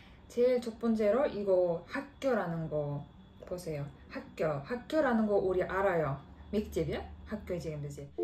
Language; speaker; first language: Korean; non-native, fluent; Kazakh